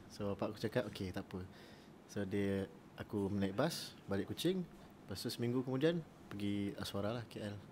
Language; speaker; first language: Malay; native; Malay